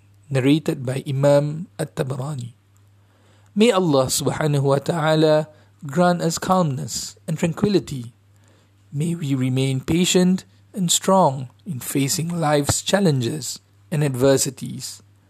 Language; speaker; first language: English; non-native, local second language; Malay